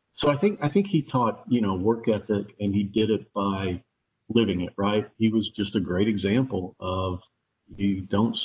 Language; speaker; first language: English; native; English